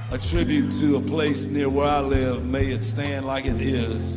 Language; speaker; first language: English; native; English